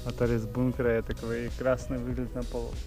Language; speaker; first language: Czech; non-native, fluent; Russian